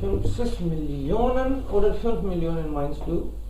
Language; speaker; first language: German; non-native, fluent; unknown